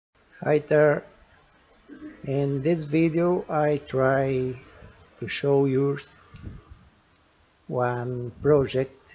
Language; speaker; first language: English; non-native, learner; Portuguese